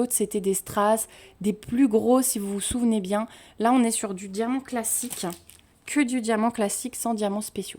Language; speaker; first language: French; native; French